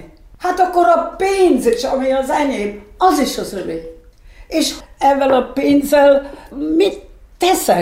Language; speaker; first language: Hungarian; early bilingual, heritage; Hungarian